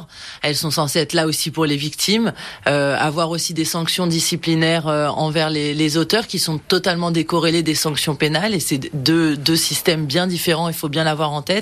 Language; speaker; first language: French; native; French